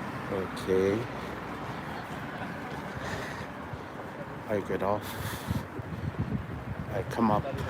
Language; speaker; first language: English; non-native, learner; Spanish